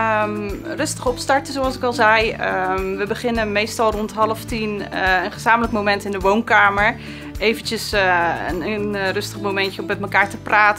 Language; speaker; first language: Dutch; native; Dutch